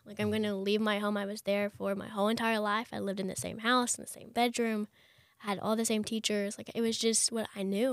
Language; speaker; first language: English; native; English